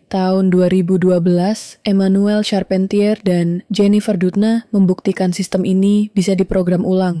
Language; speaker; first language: Indonesian; native; Indonesian